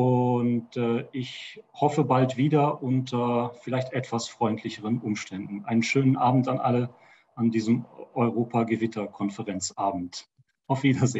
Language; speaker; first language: German; native; German